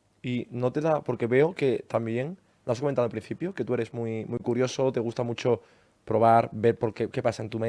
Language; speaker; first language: Spanish; native; Spanish